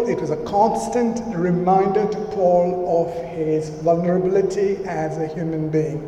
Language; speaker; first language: English; non-native, local second language; Malayalam